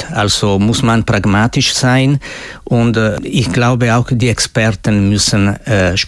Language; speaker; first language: German; non-native, fluent; Italian